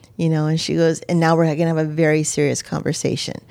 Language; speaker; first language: English; native; English